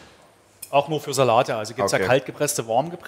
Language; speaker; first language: German; native; German